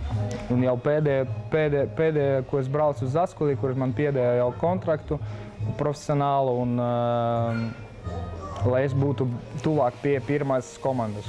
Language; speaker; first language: Latvian; non-native, local second language; Russian